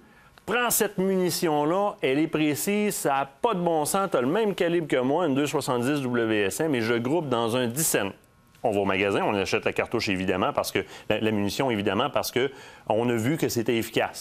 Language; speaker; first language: French; native; French